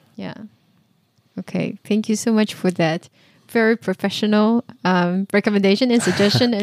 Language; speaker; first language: English; non-native, fluent; Chinese